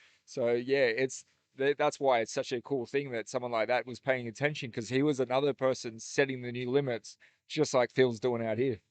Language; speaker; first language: English; native; English